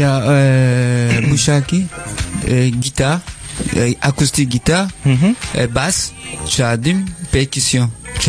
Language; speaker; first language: Turkish; non-native, learner; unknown